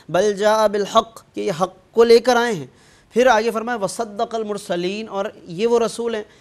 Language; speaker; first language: Urdu; native; Urdu